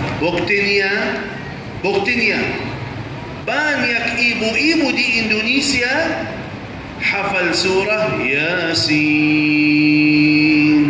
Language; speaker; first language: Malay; non-native, fluent; Arabic